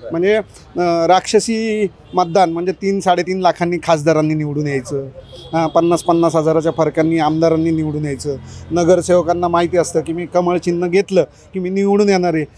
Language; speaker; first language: Marathi; native; Marathi